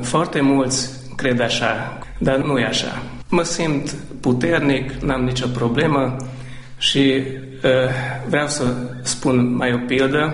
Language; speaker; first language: Romanian; non-native, local second language; Hungarian